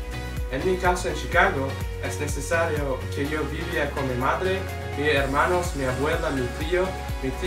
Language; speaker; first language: Spanish; non-native, learner; English